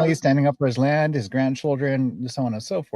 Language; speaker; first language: English; native; English